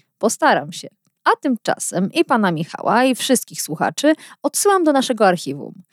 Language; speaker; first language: Polish; native; Polish